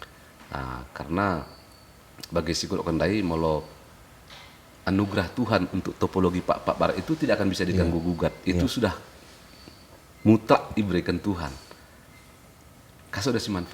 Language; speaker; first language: Indonesian; native; Indonesian